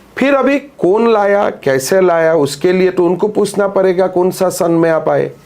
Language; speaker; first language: Hindi; non-native, local second language; Assamese